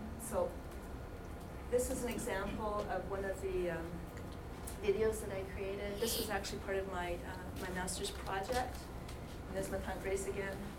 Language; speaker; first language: English; native; English